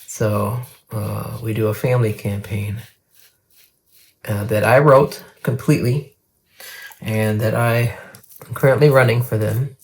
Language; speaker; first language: English; native; English